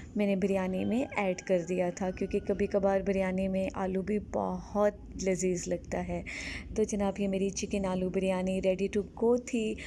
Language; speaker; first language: Hindi; native; Hindi